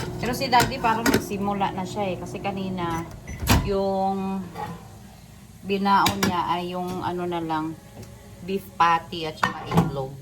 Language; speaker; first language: Filipino; non-native, local second language; Cebuano